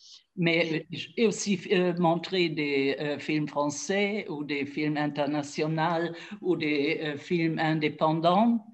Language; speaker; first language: French; non-native, fluent; German